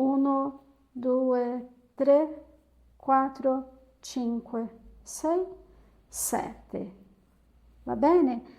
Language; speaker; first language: Italian; non-native, fluent; Portuguese